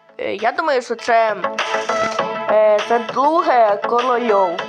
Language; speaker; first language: Ukrainian; non-native, local second language; Russian